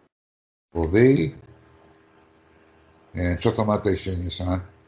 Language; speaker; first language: Japanese; non-native, learner; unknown